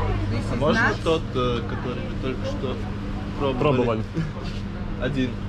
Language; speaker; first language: Russian; non-native, local second language; Latvian